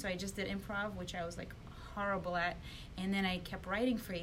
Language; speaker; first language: English; early bilingual, other home language; Russian